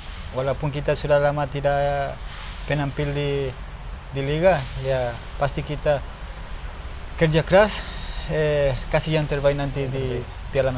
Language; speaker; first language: Indonesian; non-native, learner; Spanish